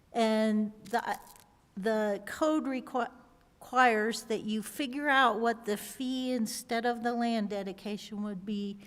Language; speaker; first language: English; native; English